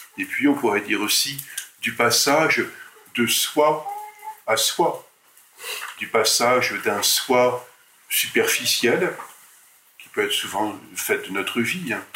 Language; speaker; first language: French; native; French